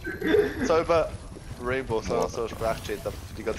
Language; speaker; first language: German; native; German